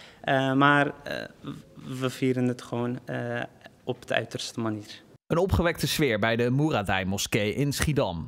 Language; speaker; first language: Dutch; early bilingual, other home language; Turkish